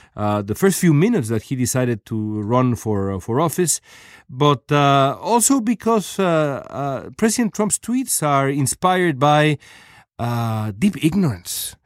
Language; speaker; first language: English; non-native, fluent; Spanish